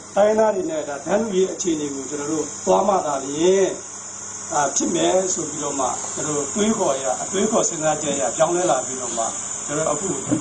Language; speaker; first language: Burmese; non-native, local second language; Tedim Chin